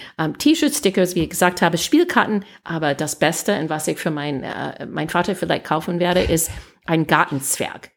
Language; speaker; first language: German; non-native, fluent; English